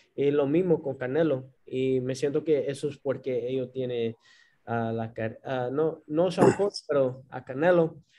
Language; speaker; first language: Spanish; early bilingual, heritage; Spanish